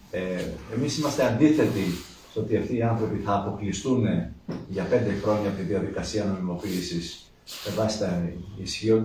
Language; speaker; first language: Greek; native; Greek